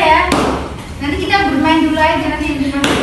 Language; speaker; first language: Indonesian; native; Indonesian